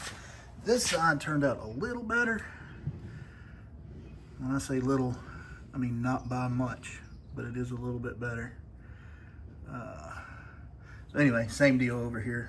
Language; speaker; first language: English; native; English